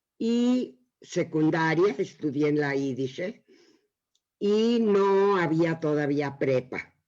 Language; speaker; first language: Spanish; early bilingual, other home language; Yiddish